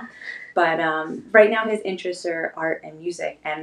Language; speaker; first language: English; native; English